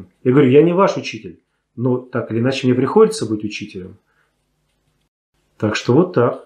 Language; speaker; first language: Russian; native; Russian